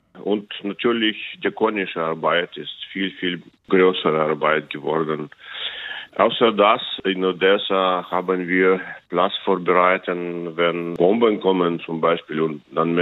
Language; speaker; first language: German; non-native, learner; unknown